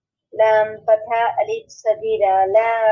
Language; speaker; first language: Arabic; non-native, learner; Bangla